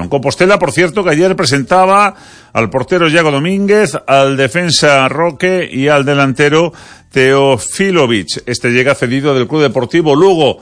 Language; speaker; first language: Spanish; native; Spanish